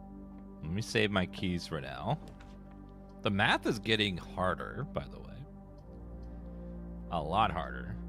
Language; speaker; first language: English; native; English